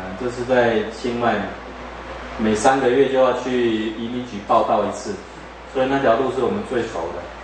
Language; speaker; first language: Chinese; native; Chinese